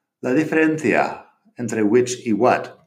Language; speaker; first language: Spanish; non-native, fluent; English